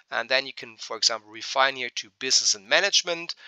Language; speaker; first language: English; non-native, fluent; German